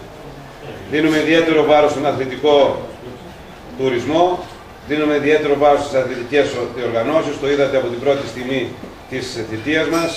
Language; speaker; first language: Greek; native; Greek